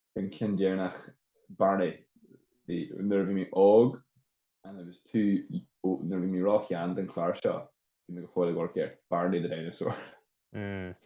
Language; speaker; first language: Irish; native; Irish